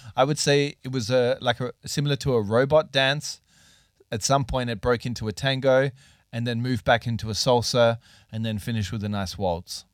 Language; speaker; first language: English; native; English